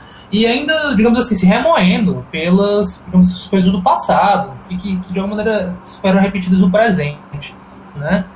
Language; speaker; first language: Portuguese; native; Portuguese